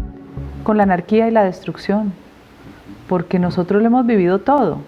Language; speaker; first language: Spanish; native; Spanish